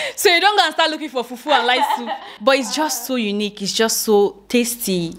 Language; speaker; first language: English; non-native, local second language; Igbo